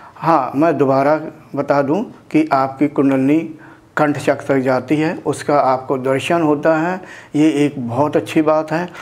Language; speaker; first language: Hindi; native; Hindi